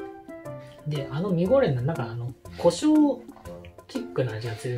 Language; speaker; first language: Japanese; native; Japanese